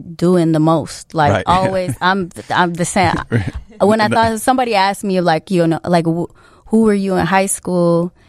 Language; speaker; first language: English; early bilingual, other home language; Filipino